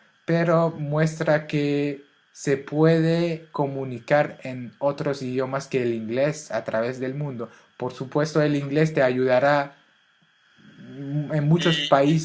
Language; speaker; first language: Spanish; non-native, fluent; French